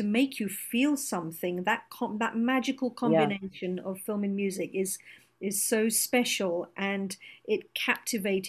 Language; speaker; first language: English; non-native, local second language; Gujarati